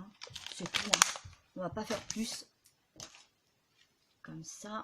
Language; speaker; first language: French; native; French